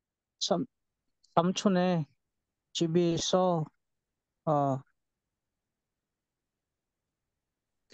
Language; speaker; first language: Korean; non-native, learner; Filipino